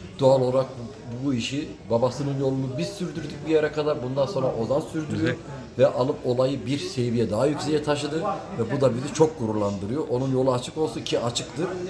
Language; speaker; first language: Turkish; early bilingual, heritage; Turkish